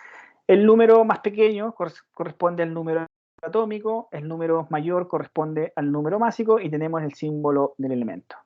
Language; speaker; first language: Spanish; native; Spanish